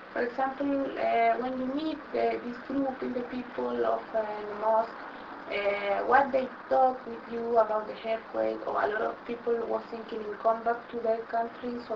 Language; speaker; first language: English; non-native, local second language; Spanish